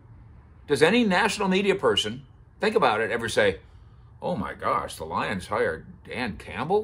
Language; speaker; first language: English; native; English